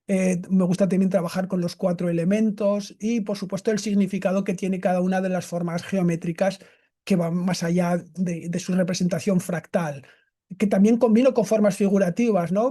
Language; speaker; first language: Spanish; native; Spanish